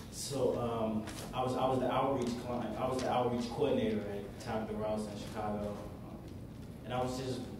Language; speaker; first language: English; native; English